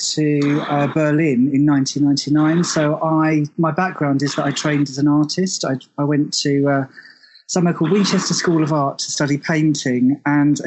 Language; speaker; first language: English; native; English